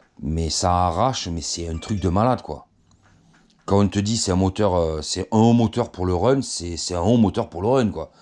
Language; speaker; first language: French; native; French